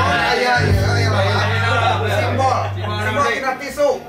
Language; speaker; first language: Indonesian; non-native, local second language; Sundanese